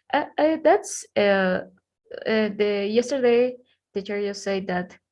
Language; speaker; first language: English; non-native, learner; Spanish